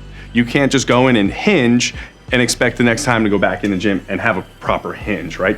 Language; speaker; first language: English; native; English